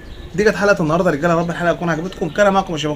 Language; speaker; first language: Arabic; native; Arabic